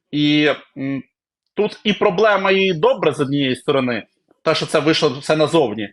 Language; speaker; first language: Ukrainian; native; Ukrainian